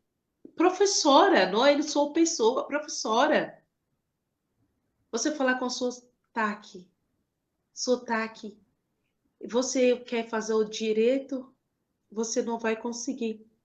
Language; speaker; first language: Portuguese; non-native, fluent; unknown